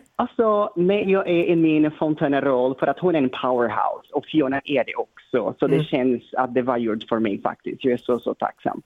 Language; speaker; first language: Swedish; non-native, fluent; Portuguese